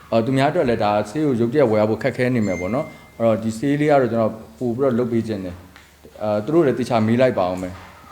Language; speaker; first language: Burmese; native; Burmese